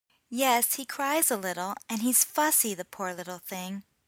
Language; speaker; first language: English; native; English